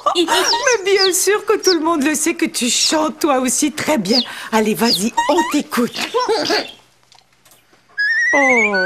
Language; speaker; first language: French; native; French